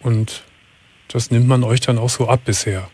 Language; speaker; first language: German; native; German